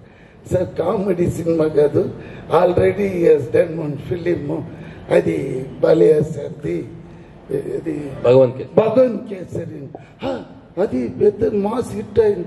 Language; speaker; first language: Telugu; non-native, learner; Tamil